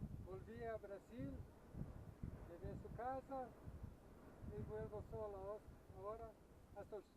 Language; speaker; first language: Spanish; non-native, learner; Portuguese